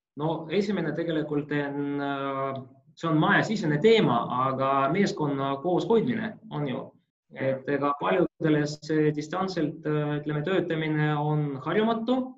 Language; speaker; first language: Estonian; non-native, local second language; Russian